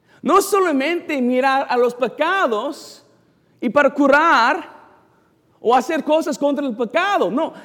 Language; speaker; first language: Spanish; non-native, learner; English